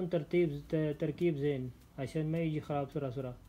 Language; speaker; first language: Arabic; non-native, learner; Urdu